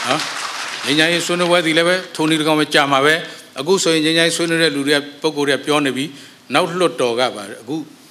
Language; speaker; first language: Burmese; native; Burmese